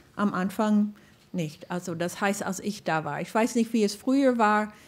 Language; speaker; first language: German; non-native, fluent; English